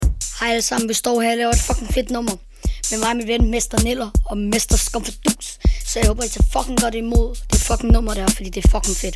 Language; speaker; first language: Danish; native; Danish